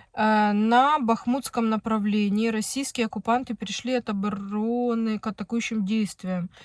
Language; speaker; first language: Russian; non-native, local second language; Ukrainian